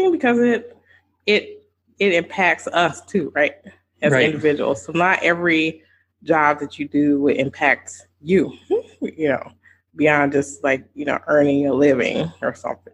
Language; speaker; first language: English; native; English